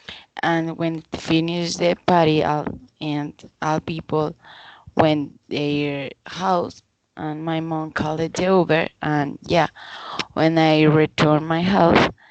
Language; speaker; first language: English; non-native, learner; Spanish